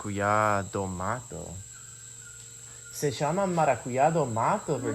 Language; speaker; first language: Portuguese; non-native, learner; English